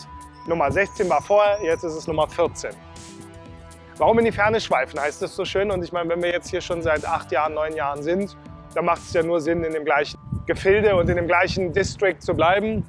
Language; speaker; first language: German; native; German